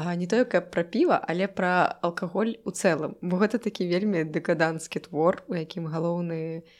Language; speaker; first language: Belarusian; non-native, local second language; Russian